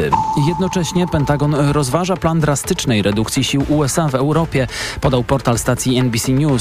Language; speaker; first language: Polish; native; Polish